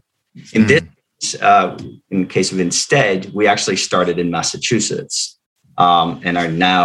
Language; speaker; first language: English; non-native, fluent; Dutch